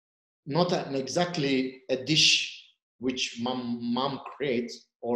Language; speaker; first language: English; non-native, fluent; Turkish